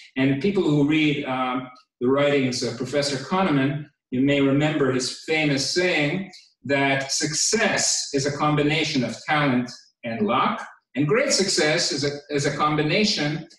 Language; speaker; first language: English; native; English